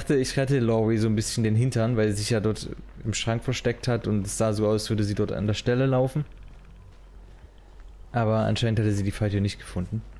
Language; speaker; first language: German; native; German